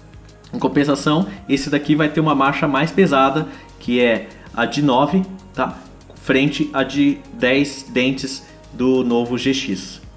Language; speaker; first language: Portuguese; native; Portuguese